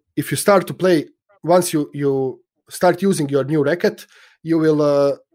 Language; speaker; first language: English; non-native, fluent; Croatian